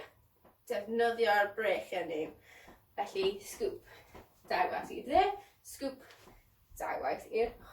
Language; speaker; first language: Welsh; non-native, local second language; English